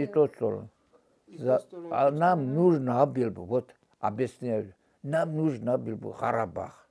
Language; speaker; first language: Russian; non-native, local second language; Armenian